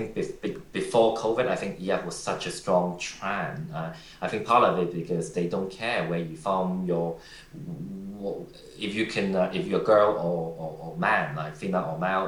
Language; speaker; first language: English; non-native, local second language; Cantonese